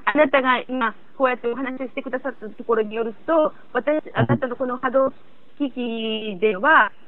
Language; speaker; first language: Japanese; native; Japanese